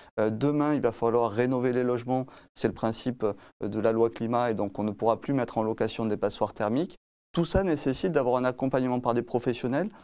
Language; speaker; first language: French; native; French